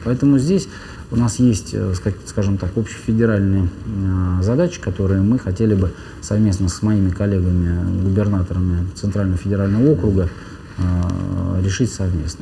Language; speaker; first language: Russian; native; Russian